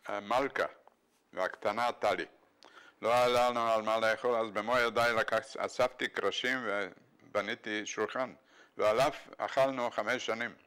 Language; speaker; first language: Hebrew; non-native, fluent; Bulgarian